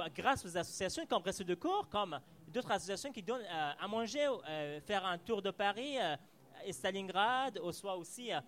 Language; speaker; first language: French; non-native, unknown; Persian